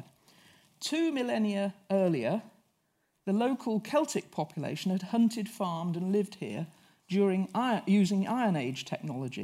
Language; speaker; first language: English; native; English